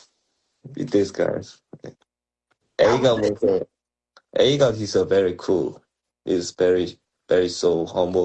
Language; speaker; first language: English; non-native, learner; Korean